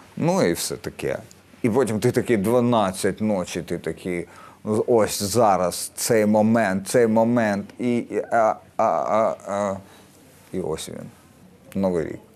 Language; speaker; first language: Ukrainian; non-native, local second language; Russian